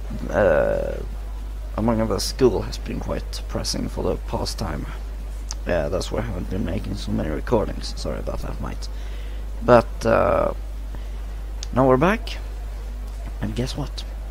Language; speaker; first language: English; non-native, fluent; Swedish